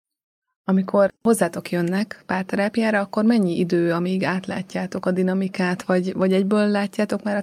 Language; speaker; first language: Hungarian; native; Hungarian